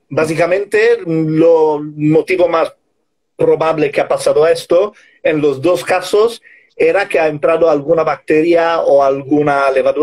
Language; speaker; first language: Spanish; non-native, fluent; English